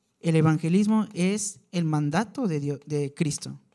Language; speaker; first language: Spanish; non-native, learner; Korean